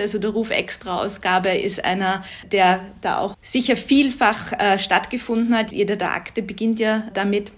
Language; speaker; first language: German; native; German